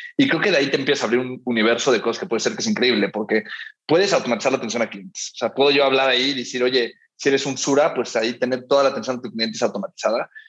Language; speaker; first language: Spanish; early bilingual, heritage; Spanish